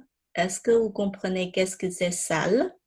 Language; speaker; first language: French; non-native, fluent; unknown